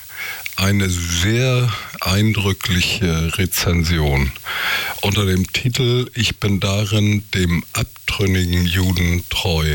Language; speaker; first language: German; native; German